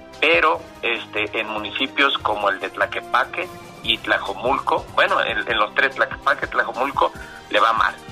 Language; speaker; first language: Spanish; native; Spanish